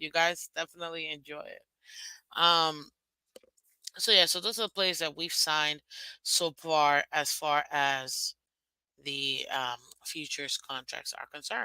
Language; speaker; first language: English; native; English